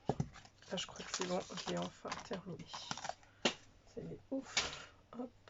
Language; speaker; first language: French; native; French